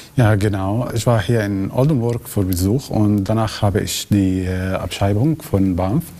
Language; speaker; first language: German; non-native, learner; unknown